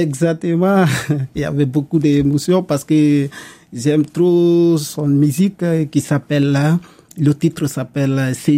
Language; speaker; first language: French; non-native, local second language; Mandingo